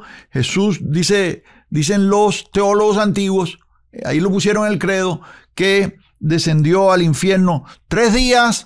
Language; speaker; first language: Spanish; native; Spanish